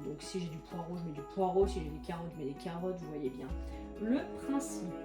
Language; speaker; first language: French; native; French